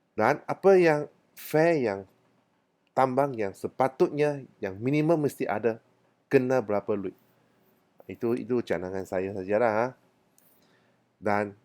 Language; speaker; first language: Malay; non-native, local second language; Min Nan Chinese